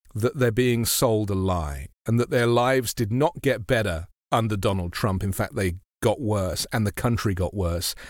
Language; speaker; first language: English; native; English